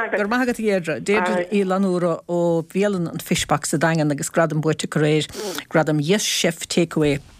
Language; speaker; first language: Irish; native; Irish